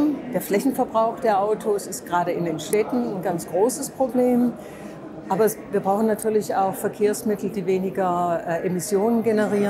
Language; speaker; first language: German; native; German